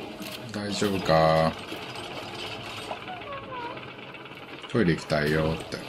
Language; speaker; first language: Japanese; native; Japanese